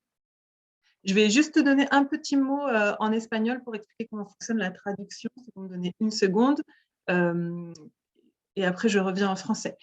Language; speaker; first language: French; native; French